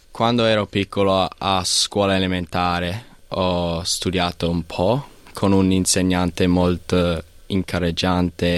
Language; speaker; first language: Italian; non-native, learner; English